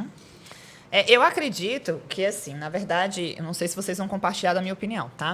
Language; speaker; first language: Portuguese; native; Portuguese